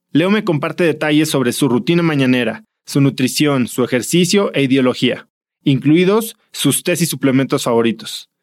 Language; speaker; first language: Spanish; native; Spanish